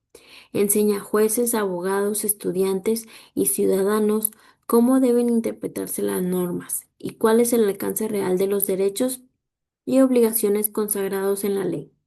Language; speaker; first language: Spanish; native; Spanish